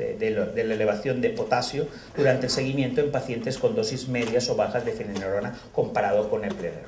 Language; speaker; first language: Spanish; native; Spanish